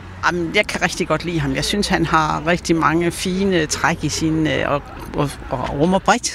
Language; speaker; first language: Danish; native; Danish